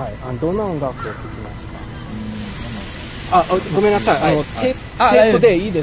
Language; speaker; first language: Japanese; non-native, learner; English